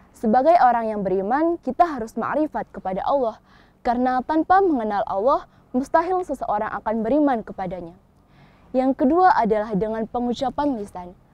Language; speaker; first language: Indonesian; native; Indonesian